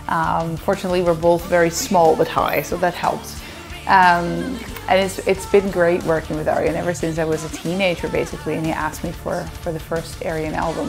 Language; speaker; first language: English; non-native, fluent; Dutch